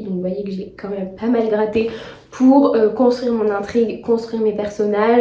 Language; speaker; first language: French; native; French